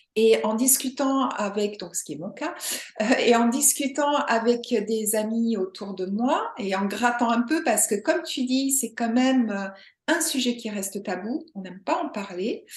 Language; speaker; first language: French; native; French